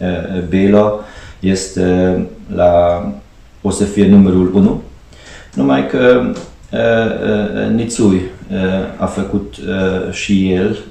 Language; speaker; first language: Romanian; non-native, fluent; Hungarian